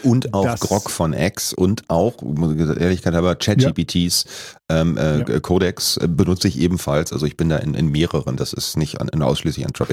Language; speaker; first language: German; native; German